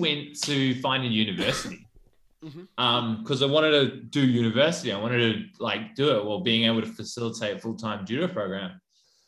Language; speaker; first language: English; native; English